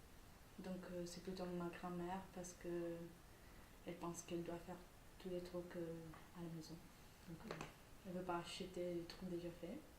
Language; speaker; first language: French; non-native, fluent; Italian